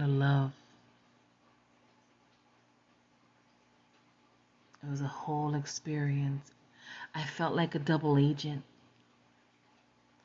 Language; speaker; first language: English; native; English